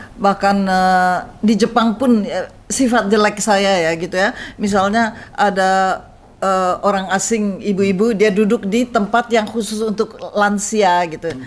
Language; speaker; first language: Indonesian; native; Indonesian